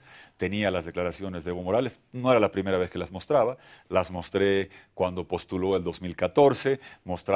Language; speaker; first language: Spanish; native; Spanish